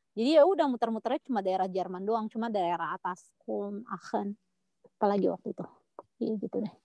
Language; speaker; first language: Indonesian; native; Indonesian